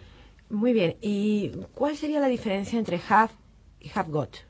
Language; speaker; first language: Spanish; native; Spanish